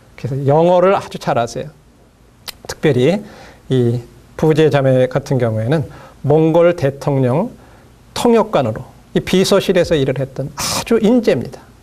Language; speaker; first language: Korean; native; Korean